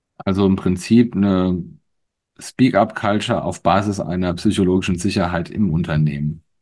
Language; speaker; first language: German; native; German